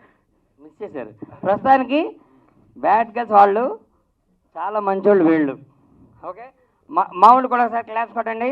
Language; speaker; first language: Telugu; native; Telugu